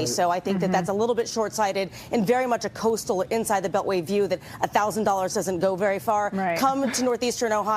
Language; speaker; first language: English; native; English